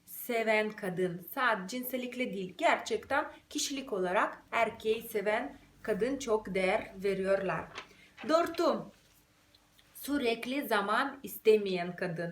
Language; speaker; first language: Turkish; non-native, fluent; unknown